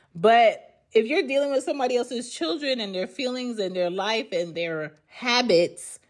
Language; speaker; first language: English; native; English